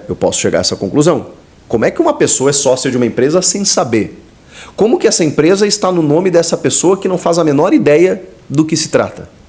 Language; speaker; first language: Portuguese; native; Portuguese